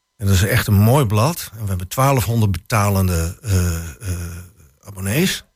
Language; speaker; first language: Dutch; native; Dutch